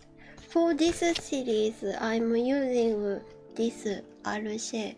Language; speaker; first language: English; non-native, learner; Japanese